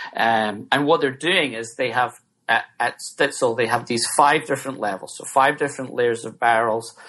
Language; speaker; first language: English; native; English